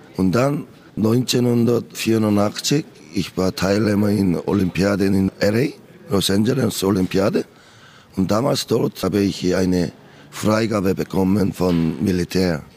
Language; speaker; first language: German; non-native, learner; Korean